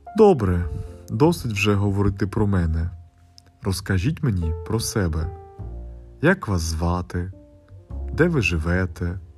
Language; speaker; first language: Ukrainian; early bilingual, heritage; Portuguese